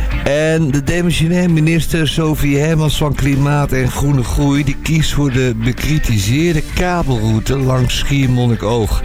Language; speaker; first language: Dutch; native; Dutch